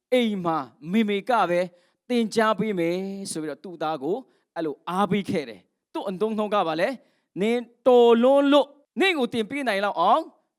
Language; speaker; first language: Burmese; non-native, local second language; Hakha Chin